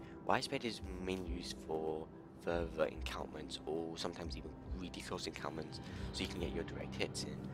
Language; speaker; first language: English; native; English